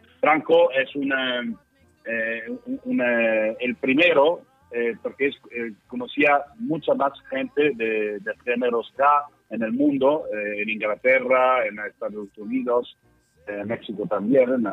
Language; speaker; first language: Spanish; non-native, learner; Italian